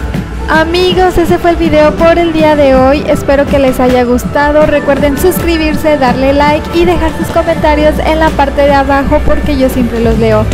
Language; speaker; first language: Spanish; native; Spanish